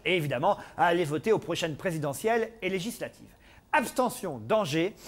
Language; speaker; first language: French; native; French